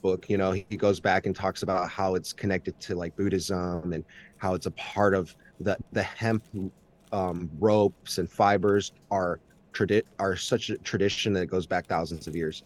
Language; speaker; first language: English; early bilingual, other home language; Chinese